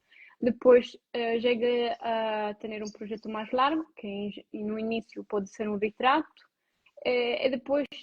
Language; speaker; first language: Portuguese; non-native, learner; Italian